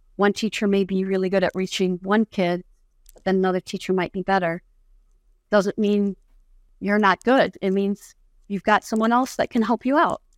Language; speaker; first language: English; non-native, fluent; Arabic